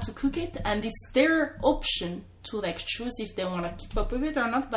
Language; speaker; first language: English; non-native, fluent; Malagasy